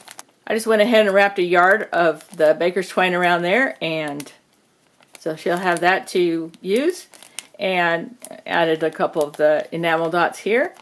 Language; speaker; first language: English; native; English